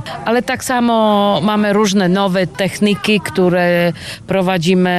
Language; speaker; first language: Polish; early bilingual, heritage; Polish